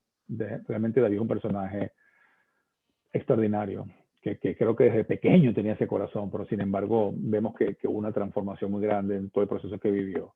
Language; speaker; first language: Spanish; native; Spanish